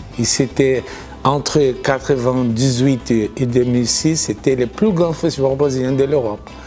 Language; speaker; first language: French; non-native, fluent; Portuguese